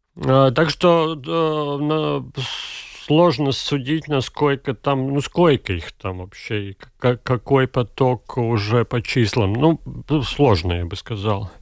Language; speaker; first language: Russian; non-native, local second language; Latvian